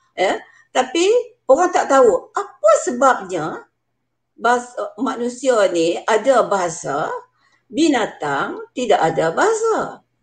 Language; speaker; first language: Malay; native; Malay